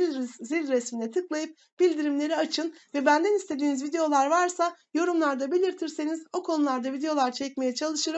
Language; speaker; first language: Turkish; native; Turkish